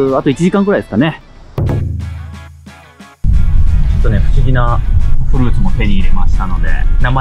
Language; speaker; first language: Japanese; native; Japanese